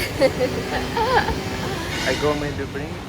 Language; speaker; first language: English; non-native, learner; Russian